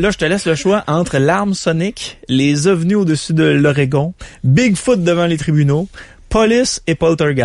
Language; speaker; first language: French; native; French